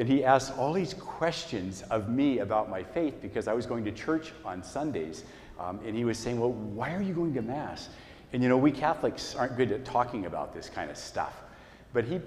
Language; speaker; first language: English; native; English